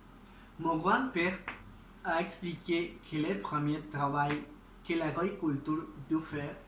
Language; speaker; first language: French; non-native, learner; Spanish